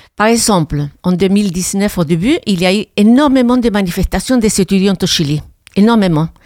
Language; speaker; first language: French; non-native, fluent; Spanish